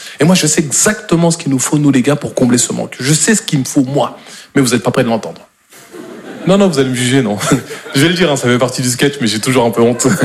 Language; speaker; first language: French; native; French